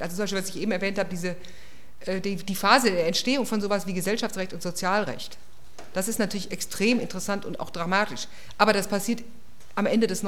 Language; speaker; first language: German; native; German